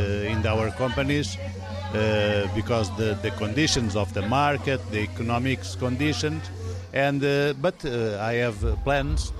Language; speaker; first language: English; non-native, learner; Portuguese